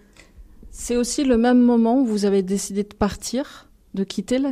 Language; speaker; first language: French; native; French